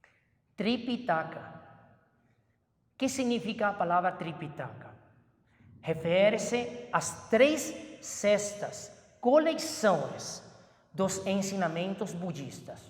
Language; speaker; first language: Portuguese; non-native, fluent; Chinese